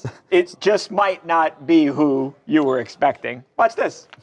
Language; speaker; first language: English; native; English